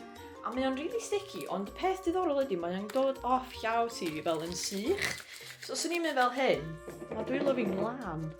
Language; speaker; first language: Welsh; native; Welsh